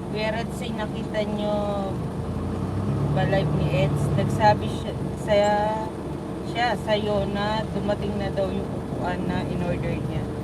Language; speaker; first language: Filipino; native; Filipino